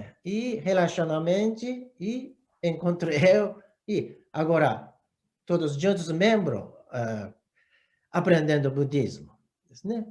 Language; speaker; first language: Portuguese; non-native, learner; Japanese